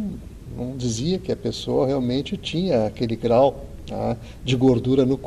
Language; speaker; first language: Portuguese; native; Portuguese